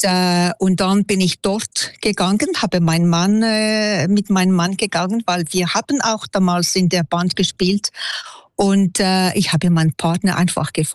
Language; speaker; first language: German; non-native, local second language; French